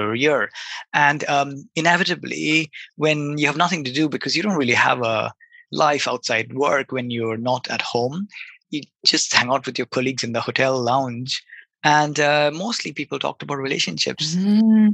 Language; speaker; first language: English; non-native, local second language; Bangla